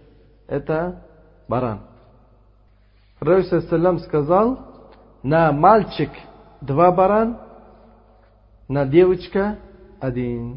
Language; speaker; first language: Russian; non-native, fluent; Uzbek